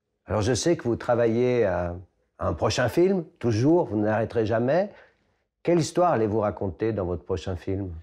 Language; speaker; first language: French; native; French